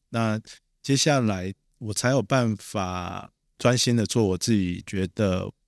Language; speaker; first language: Chinese; native; Chinese